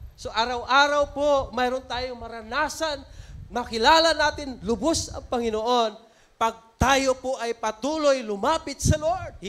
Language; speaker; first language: Filipino; non-native, local second language; Cebuano